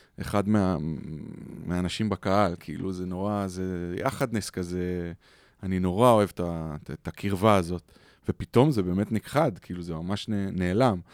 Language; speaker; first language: Hebrew; native; Hebrew